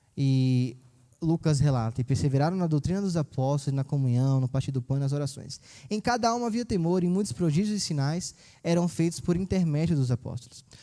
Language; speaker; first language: Portuguese; native; Portuguese